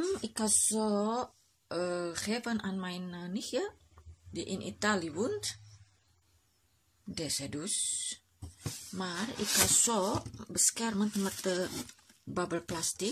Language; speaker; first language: Dutch; non-native, learner; Indonesian